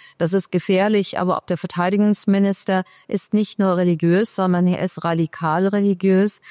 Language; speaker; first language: German; early bilingual, other home language; Persian